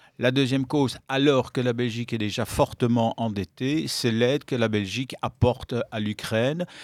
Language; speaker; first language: French; native; French